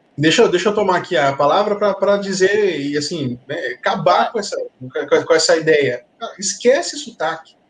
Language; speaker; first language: Portuguese; native; Portuguese